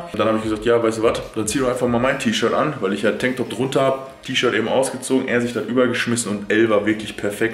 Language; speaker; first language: German; native; German